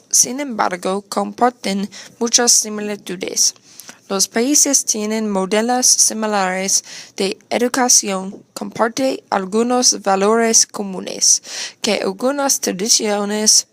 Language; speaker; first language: Spanish; non-native, learner; English